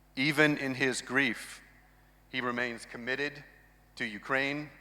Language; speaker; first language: English; native; English